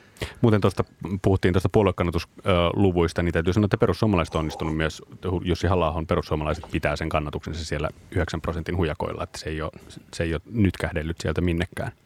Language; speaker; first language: Finnish; native; Finnish